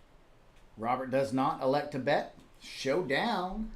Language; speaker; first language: English; native; English